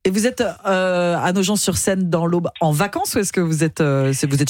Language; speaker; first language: French; native; French